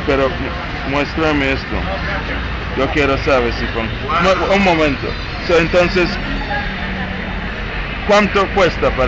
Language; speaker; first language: Spanish; non-native, learner; English